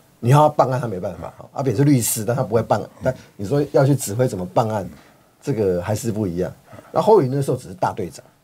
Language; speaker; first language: Chinese; native; Chinese